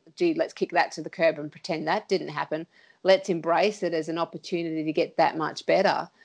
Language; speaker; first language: English; native; English